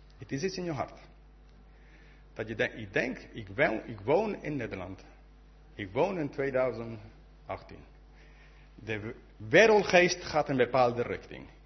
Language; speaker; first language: Dutch; non-native, fluent; English